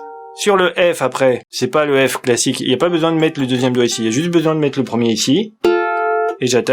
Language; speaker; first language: French; native; French